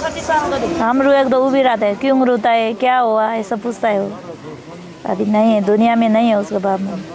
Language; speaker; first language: Hindi; non-native, fluent; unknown